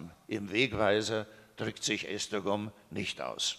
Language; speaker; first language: German; native; German